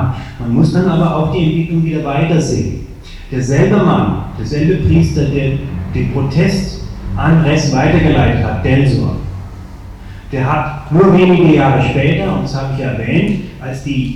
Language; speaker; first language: German; native; German